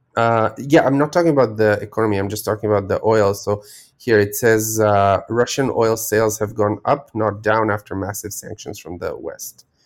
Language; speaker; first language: English; non-native, fluent; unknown